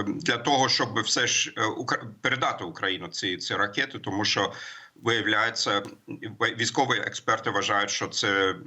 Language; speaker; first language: Ukrainian; non-native, fluent; German